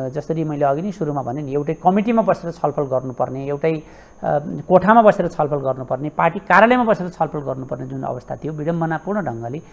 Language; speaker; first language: Nepali; native; Nepali